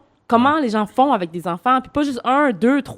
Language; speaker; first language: French; native; French